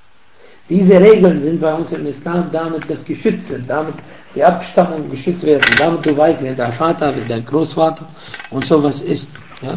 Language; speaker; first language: German; non-native, fluent; Arabic